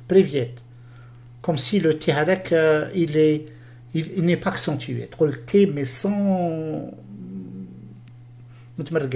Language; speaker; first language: French; non-native, local second language; Arabic